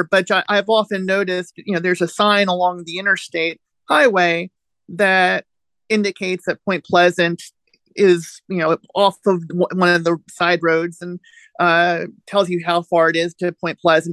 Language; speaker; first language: English; native; English